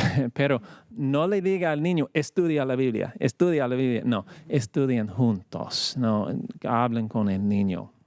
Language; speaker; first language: Spanish; non-native, fluent; English